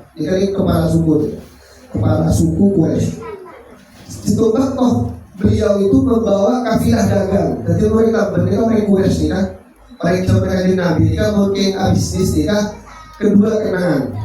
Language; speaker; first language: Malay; non-native, local second language; Javanese